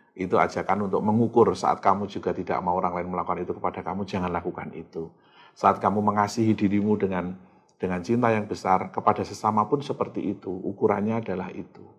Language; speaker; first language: Indonesian; native; Indonesian